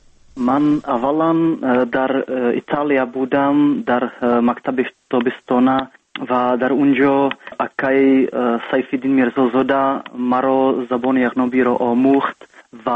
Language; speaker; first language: Persian; non-native, learner; Czech